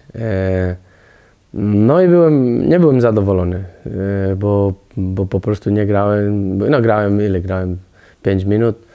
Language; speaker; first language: Polish; non-native, learner; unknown